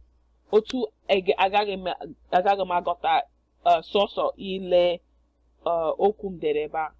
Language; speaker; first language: Igbo; non-native, learner; English